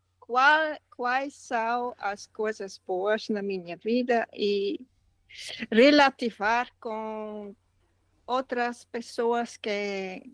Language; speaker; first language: Portuguese; non-native, learner; Dutch